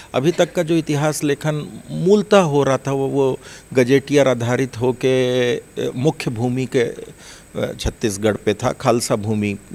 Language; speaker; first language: Hindi; native; Hindi